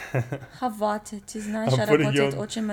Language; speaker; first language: Russian; non-native, learner; English